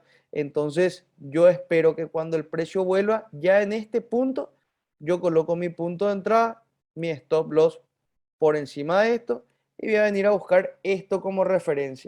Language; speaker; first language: Spanish; native; Spanish